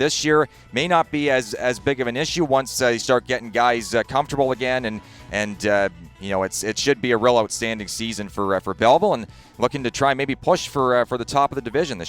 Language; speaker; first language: English; native; English